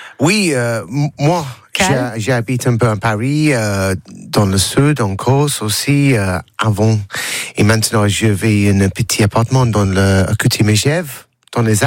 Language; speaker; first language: French; non-native, learner; English